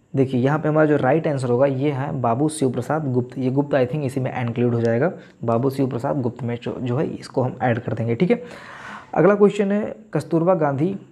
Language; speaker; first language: Hindi; native; Hindi